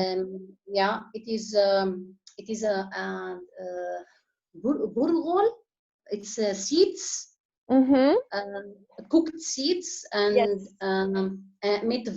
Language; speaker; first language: English; non-native, learner; Arabic